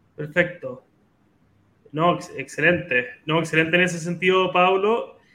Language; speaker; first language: Spanish; native; Spanish